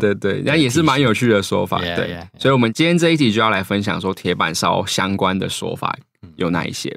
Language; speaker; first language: Chinese; native; Chinese